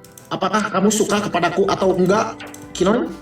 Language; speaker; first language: Indonesian; non-native, local second language; Sundanese